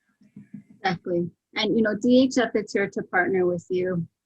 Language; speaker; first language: English; native; English